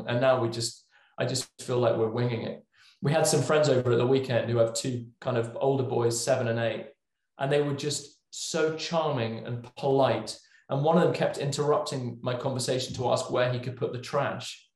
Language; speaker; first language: English; native; English